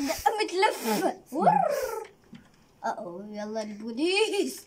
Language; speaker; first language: Arabic; native; Arabic